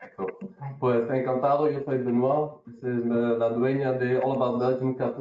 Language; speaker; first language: Spanish; non-native, learner; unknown